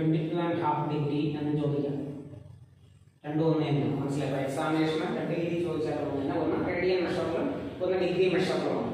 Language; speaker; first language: Malayalam; native; Malayalam